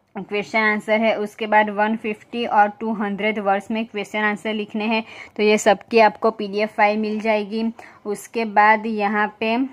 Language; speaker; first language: Hindi; non-native, local second language; Gujarati